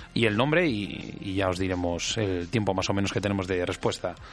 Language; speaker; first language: Spanish; native; Spanish